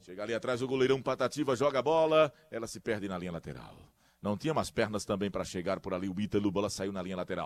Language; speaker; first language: Portuguese; native; Portuguese